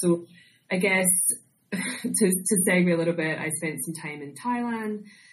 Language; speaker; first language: English; native; English